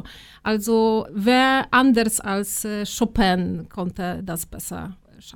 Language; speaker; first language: German; non-native, fluent; Polish